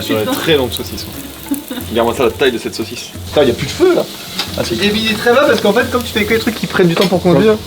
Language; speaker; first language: French; native; French